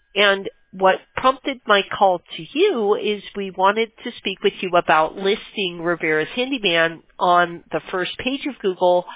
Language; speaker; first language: English; native; English